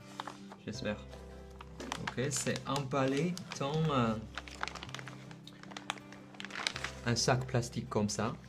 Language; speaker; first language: French; non-native, learner; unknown